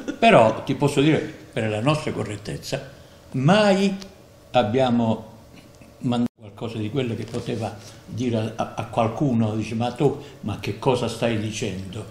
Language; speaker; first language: Italian; native; Italian